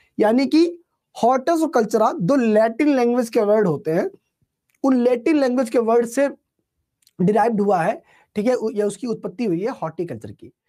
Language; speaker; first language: Hindi; native; Hindi